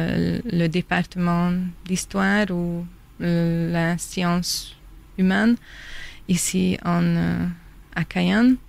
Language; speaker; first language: French; non-native, fluent; Hungarian